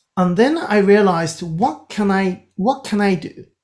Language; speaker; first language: English; non-native, fluent; Japanese